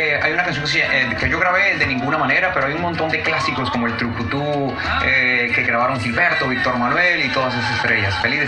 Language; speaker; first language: Spanish; native; Spanish